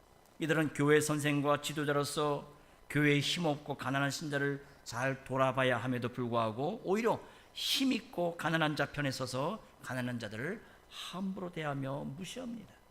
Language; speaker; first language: Korean; native; Korean